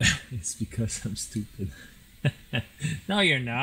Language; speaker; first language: English; non-native, fluent; French